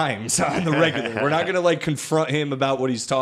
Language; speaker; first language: English; native; English